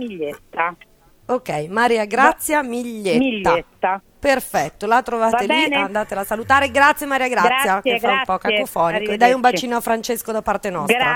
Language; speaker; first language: Italian; native; Italian